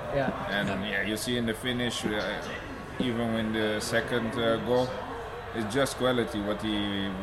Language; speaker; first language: English; non-native, fluent; Dutch